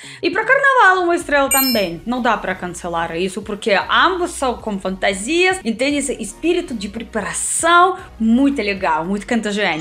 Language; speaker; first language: Portuguese; non-native, fluent; Russian